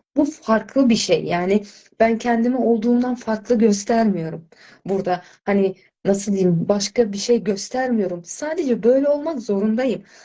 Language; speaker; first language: Turkish; non-native, fluent; Azerbaijani